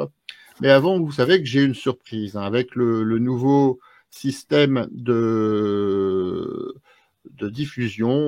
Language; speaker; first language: French; native; French